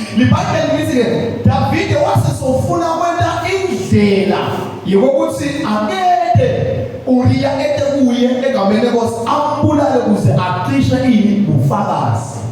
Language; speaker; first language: Zulu; non-native, local second language; Swati